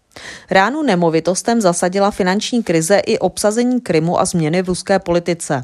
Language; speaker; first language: Czech; native; Czech